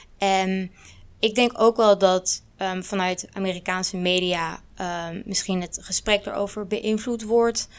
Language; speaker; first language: Dutch; early bilingual, other home language; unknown